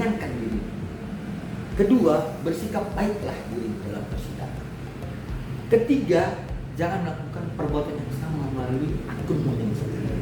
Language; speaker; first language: Indonesian; native; Indonesian